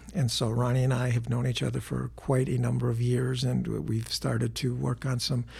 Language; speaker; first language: English; native; English